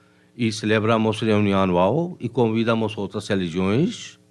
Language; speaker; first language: Portuguese; non-native, fluent; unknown